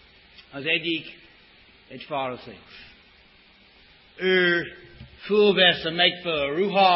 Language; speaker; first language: Hungarian; non-native, fluent; English